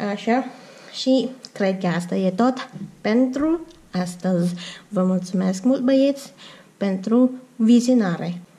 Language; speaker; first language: Romanian; non-native, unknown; Filipino